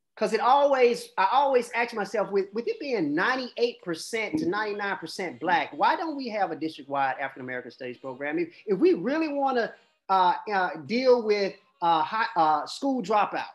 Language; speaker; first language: English; native; English